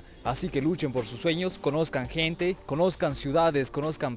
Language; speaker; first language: Spanish; native; Spanish